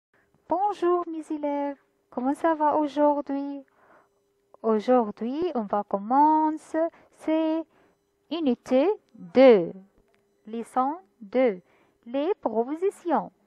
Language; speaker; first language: French; non-native, fluent; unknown